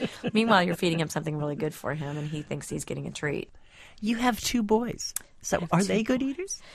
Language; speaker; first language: English; native; English